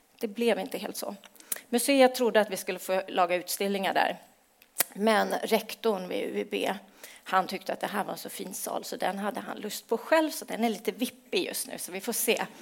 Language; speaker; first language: Swedish; native; Swedish